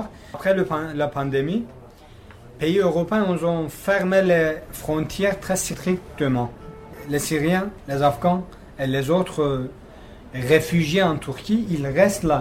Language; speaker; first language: French; non-native, fluent; Kurdish